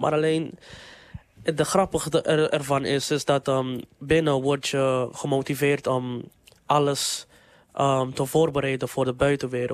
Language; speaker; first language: Dutch; non-native, local second language; English